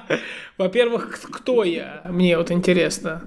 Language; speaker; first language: Russian; native; Russian